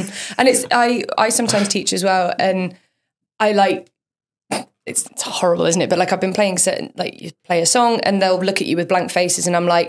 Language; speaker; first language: English; native; English